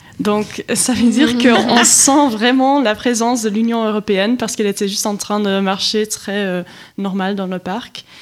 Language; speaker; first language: French; non-native, local second language; Dutch